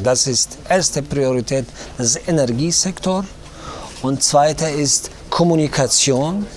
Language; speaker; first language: German; non-native, fluent; Tajik